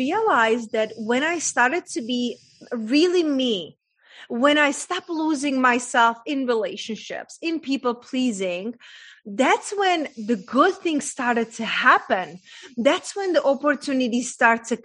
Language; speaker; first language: English; non-native, fluent; Czech